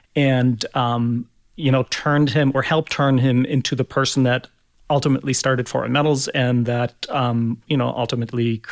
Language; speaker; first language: English; non-native, fluent; German